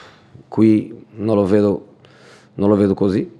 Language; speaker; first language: Italian; non-native, fluent; Portuguese